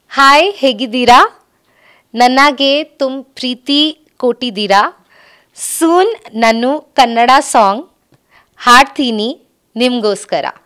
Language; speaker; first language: Hindi; native; Hindi